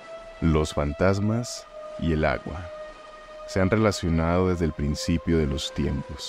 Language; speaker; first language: Spanish; native; Spanish